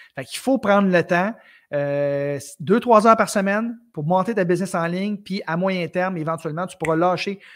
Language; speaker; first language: French; native; French